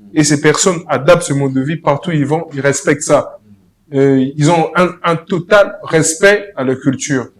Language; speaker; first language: French; non-native, local second language; Lingala